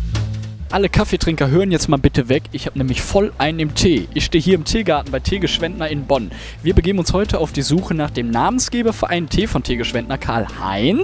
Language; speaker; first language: German; native; German